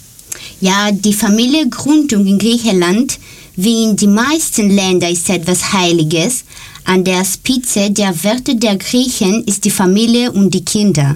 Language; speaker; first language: German; non-native, learner; Greek